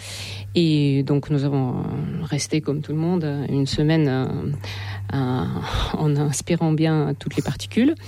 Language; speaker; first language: French; non-native, fluent; Russian